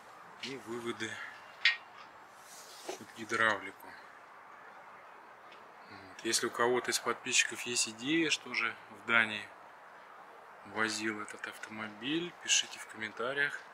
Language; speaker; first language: Russian; native; Russian